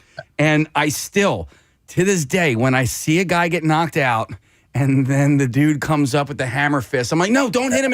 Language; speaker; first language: English; native; English